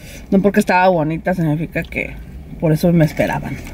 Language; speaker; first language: Spanish; early bilingual, heritage; Spanish